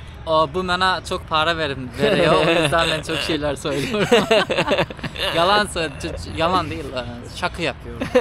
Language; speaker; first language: Turkish; non-native, learner; Uzbek